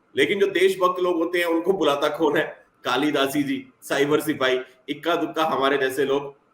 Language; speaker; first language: Hindi; native; Hindi